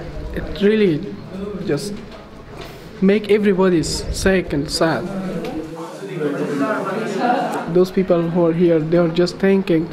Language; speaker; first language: English; non-native, learner; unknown